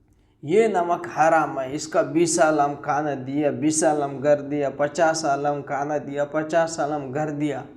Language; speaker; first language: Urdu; non-native, learner; Pashto